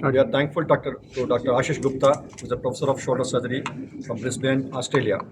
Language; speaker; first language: English; non-native, local second language; Telugu